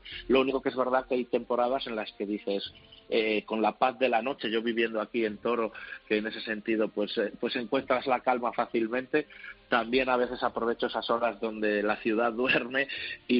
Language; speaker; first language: Spanish; native; Spanish